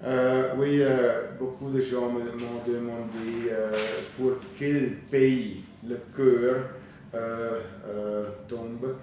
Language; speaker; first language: French; non-native, fluent; German